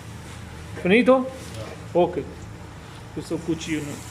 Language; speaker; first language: Italian; non-native, learner; Punjabi